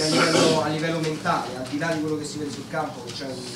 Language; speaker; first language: Italian; native; Italian